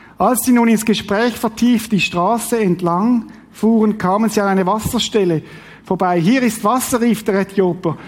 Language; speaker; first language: German; native; German